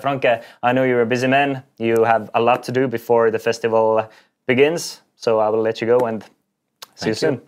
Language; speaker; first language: English; non-native, fluent; Estonian